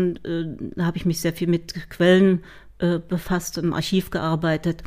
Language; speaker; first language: German; native; German